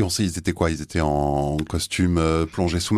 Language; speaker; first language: French; native; French